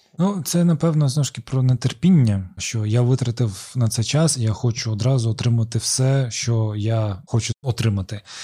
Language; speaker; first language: Ukrainian; non-native, local second language; Russian